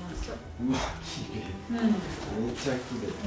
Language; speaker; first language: Japanese; native; Japanese